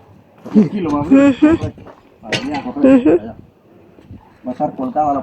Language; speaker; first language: Spanish; native; Spanish